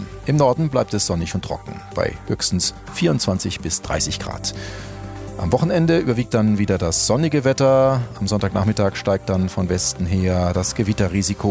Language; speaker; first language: German; native; German